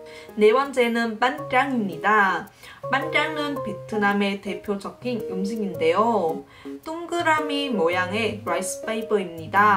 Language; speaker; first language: Korean; non-native, local second language; Vietnamese